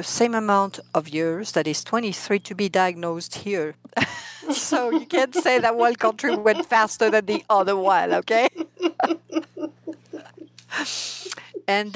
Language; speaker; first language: English; non-native, fluent; French